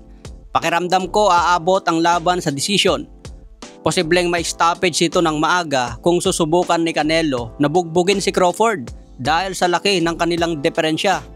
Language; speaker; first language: Filipino; native; Filipino